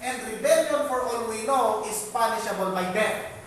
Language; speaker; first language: English; non-native, local second language; Filipino